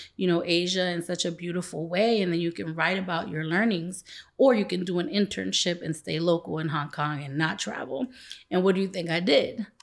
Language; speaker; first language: English; native; English